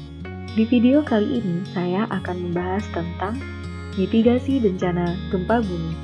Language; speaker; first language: Indonesian; native; Indonesian